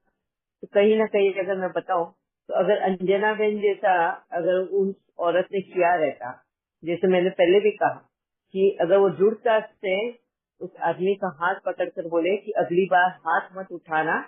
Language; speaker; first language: Hindi; native; Hindi